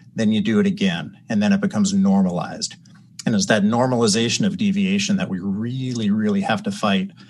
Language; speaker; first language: English; native; English